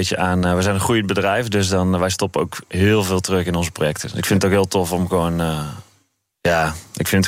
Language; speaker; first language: Dutch; native; Dutch